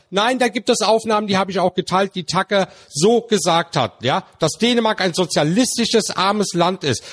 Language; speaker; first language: German; early bilingual, other home language; Turkish